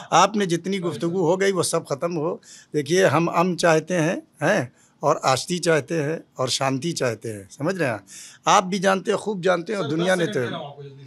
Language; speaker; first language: Hindi; native; Hindi